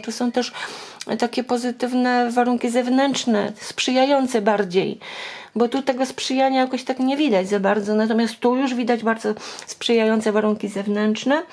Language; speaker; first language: Polish; native; Polish